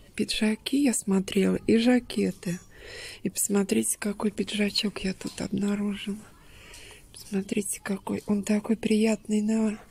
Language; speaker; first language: Russian; native; Russian